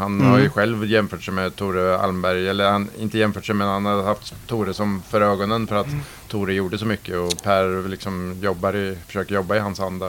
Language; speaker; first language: Swedish; native; Swedish